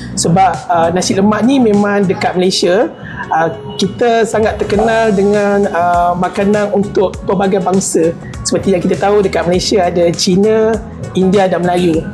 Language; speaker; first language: Malay; native; Malay